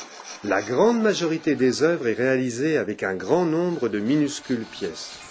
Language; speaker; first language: French; native; French